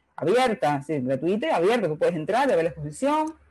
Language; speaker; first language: Spanish; native; Spanish